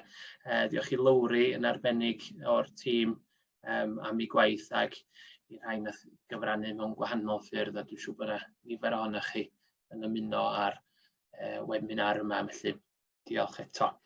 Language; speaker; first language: Welsh; native; Welsh